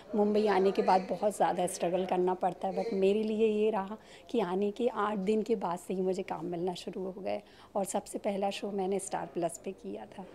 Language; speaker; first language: Hindi; native; Hindi